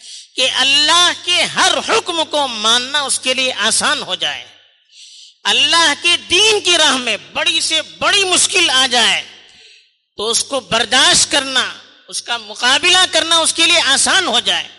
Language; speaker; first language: Urdu; native; Urdu